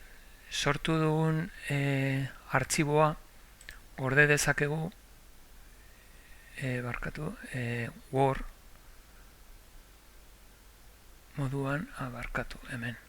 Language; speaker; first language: Basque; non-native, local second language; Spanish